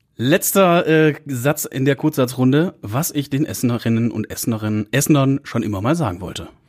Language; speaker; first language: German; native; German